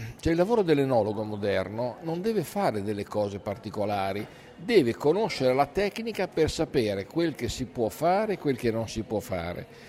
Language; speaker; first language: Italian; native; Italian